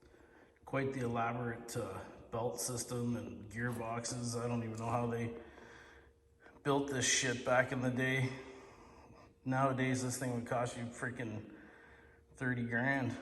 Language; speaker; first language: English; native; English